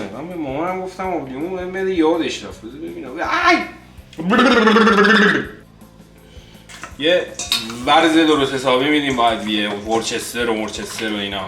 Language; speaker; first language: Persian; native; Persian